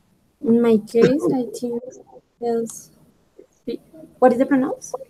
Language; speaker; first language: English; non-native, learner; Spanish